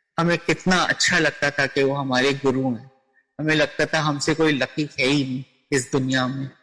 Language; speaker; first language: Hindi; native; Hindi